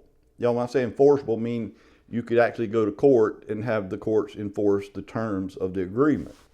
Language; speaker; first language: English; native; English